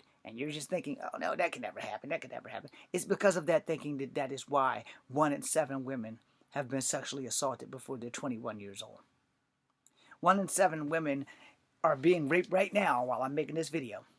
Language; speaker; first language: English; native; English